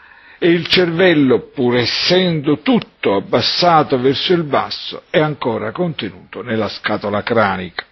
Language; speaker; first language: Italian; native; Italian